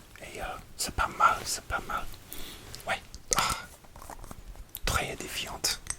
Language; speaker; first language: French; non-native, learner; English